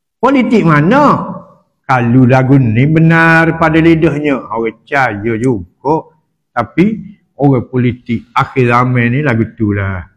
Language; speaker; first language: Malay; native; Malay